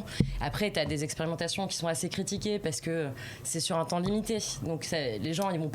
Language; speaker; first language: French; native; French